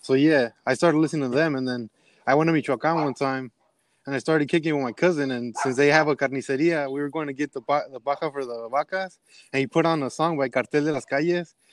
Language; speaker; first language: English; early bilingual, other home language; Spanish